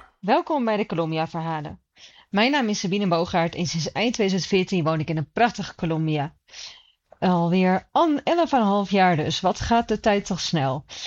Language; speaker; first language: Dutch; native; Dutch